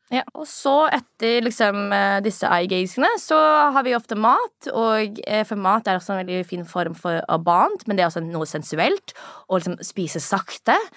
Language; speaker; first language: Norwegian; early bilingual, other home language; English